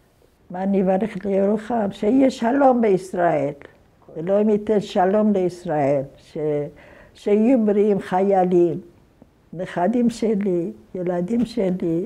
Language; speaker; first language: Hebrew; non-native, fluent; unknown